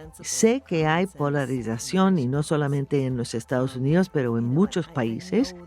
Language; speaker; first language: Spanish; non-native, fluent; English